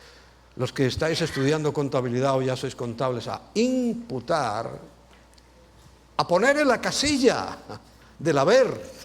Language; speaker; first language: Spanish; native; Spanish